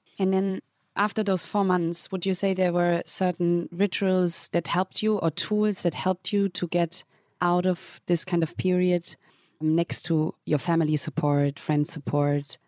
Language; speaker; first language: English; non-native, fluent; German